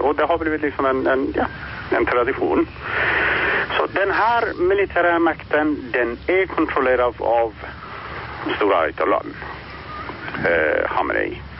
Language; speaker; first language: Swedish; non-native, fluent; Persian